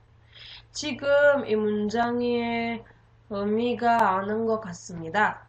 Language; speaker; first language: Korean; non-native, learner; Indonesian